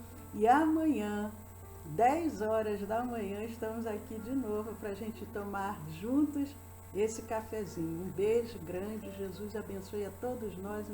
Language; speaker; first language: Portuguese; native; Portuguese